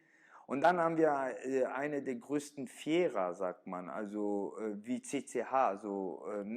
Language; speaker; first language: German; early bilingual, other home language; Italian